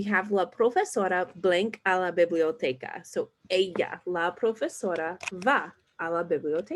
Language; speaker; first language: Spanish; non-native, fluent; English